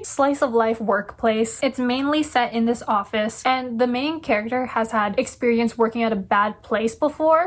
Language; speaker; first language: English; native; English